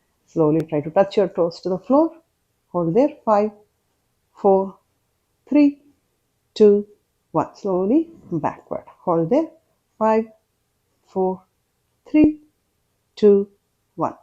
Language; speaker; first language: English; non-native, local second language; Telugu